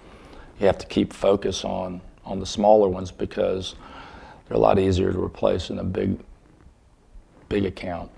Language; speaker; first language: English; native; English